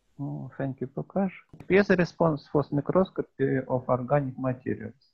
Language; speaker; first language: English; non-native, learner; Russian